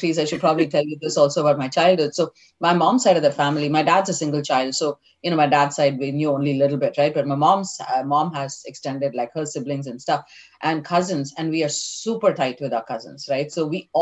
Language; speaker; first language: English; non-native, local second language; Tamil